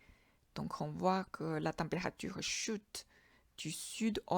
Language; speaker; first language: French; non-native, fluent; Chinese